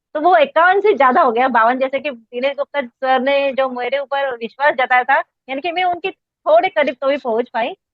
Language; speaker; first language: Hindi; non-native, local second language; Marathi